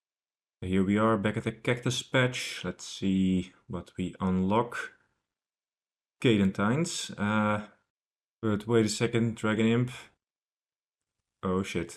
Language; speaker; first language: English; non-native, fluent; Dutch